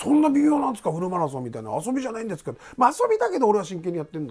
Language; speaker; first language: Japanese; native; Japanese